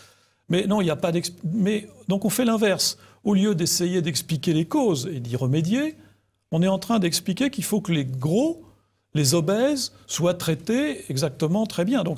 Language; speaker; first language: French; native; French